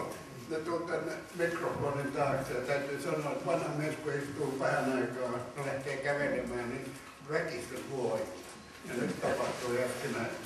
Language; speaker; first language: Finnish; native; Finnish